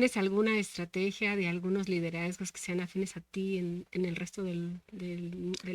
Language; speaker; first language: Spanish; native; Spanish